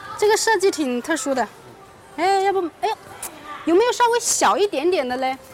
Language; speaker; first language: Chinese; native; Chinese